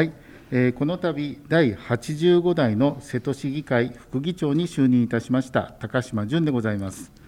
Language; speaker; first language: Japanese; native; Japanese